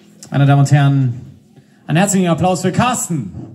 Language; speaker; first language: German; native; German